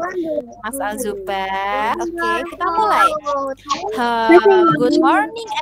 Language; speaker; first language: Indonesian; native; Indonesian